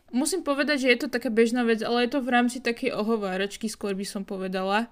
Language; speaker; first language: Slovak; non-native, fluent; Arabic